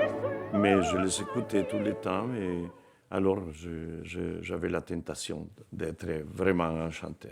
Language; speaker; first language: French; non-native, fluent; Spanish